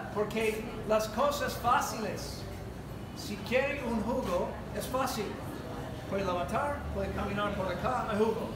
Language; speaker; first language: Spanish; non-native, learner; English